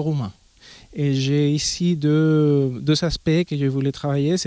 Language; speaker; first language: French; non-native, fluent; Spanish